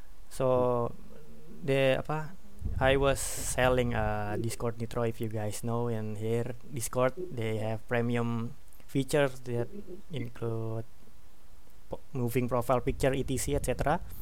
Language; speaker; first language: English; non-native, learner; Indonesian